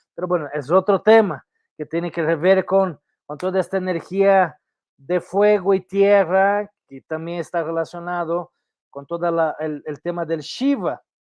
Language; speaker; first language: Spanish; non-native, fluent; Portuguese